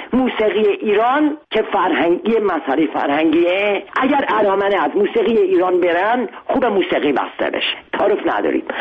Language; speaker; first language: Persian; non-native, local second language; Armenian